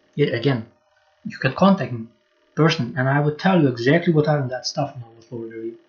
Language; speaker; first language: English; non-native, fluent; Lithuanian